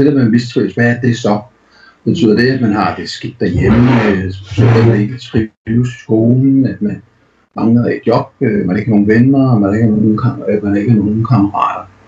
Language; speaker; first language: Danish; native; Danish